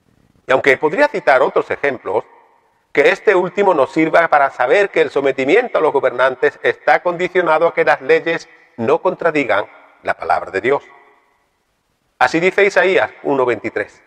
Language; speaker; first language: Spanish; native; Spanish